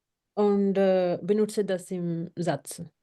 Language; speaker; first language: German; non-native, learner; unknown